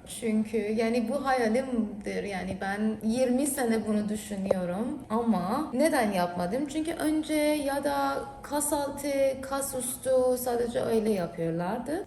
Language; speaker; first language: Turkish; non-native, learner; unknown